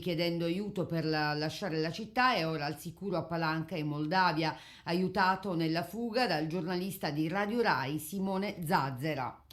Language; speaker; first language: Italian; native; Italian